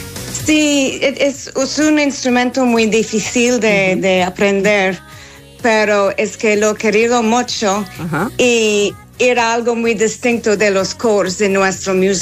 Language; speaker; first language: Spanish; non-native, fluent; English